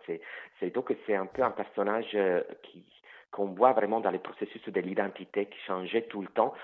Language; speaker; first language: French; non-native, fluent; Italian